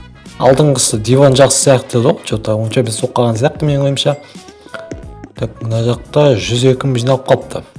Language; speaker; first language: Kazakh; native; Kazakh